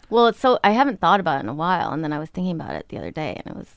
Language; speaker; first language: English; native; English